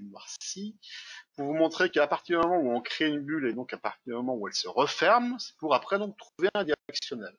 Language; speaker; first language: French; native; French